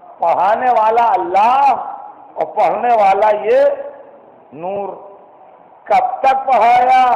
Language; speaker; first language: Urdu; native; Urdu